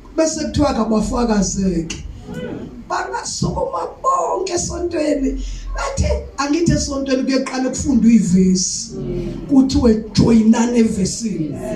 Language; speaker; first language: Zulu; native; Zulu